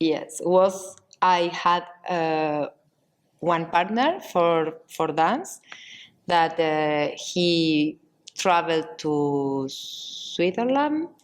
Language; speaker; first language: English; non-native, learner; Spanish